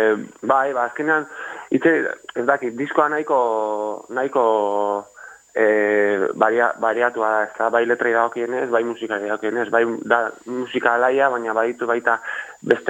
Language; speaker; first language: Basque; native; Basque